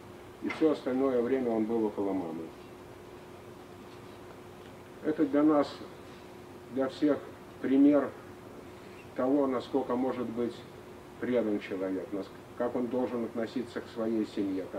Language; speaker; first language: Russian; native; Russian